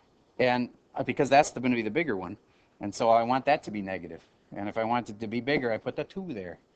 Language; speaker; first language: English; native; English